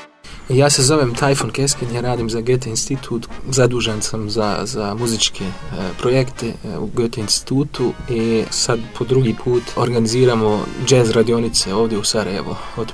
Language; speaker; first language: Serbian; non-native, fluent; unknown